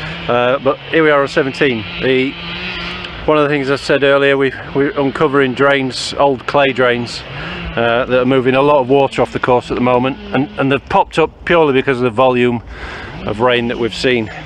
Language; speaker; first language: English; native; English